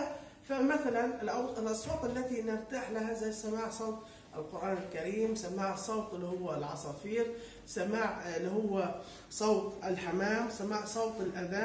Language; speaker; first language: Arabic; native; Arabic